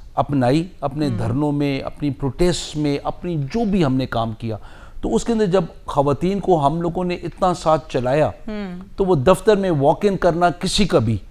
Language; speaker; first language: Urdu; non-native, local second language; Punjabi